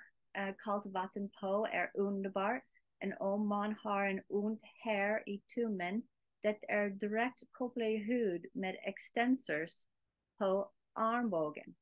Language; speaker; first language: Swedish; non-native, learner; English